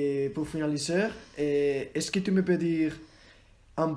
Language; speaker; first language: French; non-native, learner; Spanish